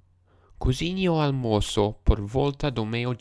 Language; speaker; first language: Portuguese; non-native, learner; English